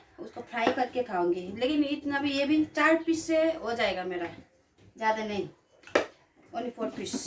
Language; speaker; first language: Hindi; non-native, local second language; Nepali